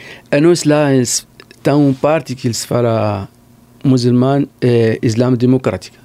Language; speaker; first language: Portuguese; non-native, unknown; Arabic